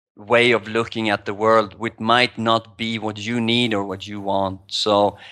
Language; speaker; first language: English; non-native, fluent; Swedish